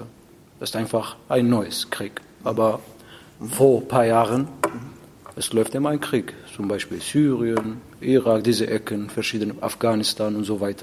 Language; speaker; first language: German; non-native, learner; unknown